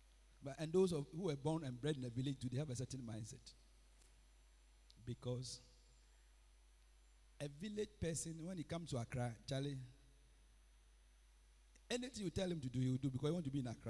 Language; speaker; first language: English; non-native, local second language; Akan